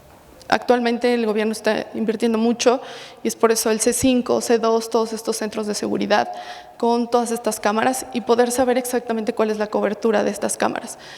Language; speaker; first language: Spanish; native; Spanish